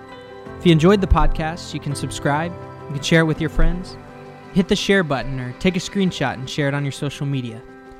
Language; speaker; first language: English; native; English